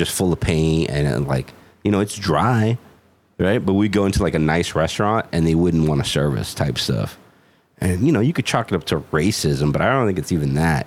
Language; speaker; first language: English; native; English